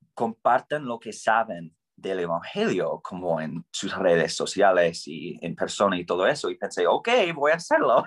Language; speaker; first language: Spanish; non-native, fluent; English